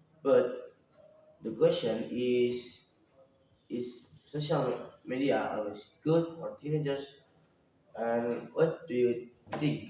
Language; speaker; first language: English; non-native, learner; Indonesian